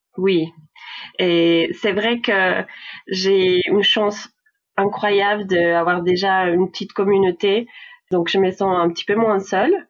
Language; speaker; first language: French; non-native, fluent; Spanish